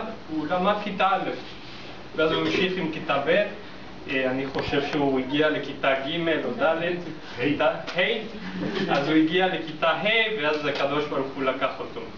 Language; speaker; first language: Hebrew; non-native, fluent; English